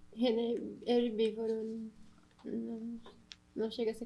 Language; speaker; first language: Portuguese; native; Portuguese